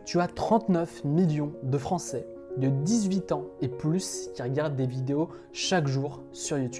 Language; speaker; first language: French; native; French